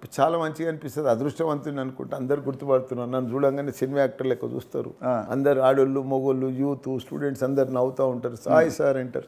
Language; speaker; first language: Telugu; native; Telugu